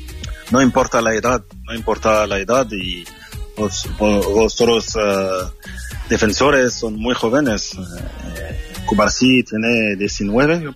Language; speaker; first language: Spanish; non-native, fluent; French